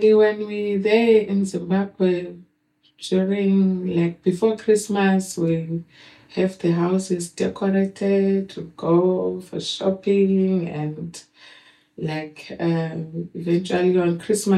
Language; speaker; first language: English; non-native, local second language; Shona